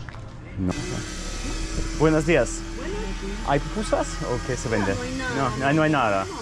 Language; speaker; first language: Spanish; non-native, fluent; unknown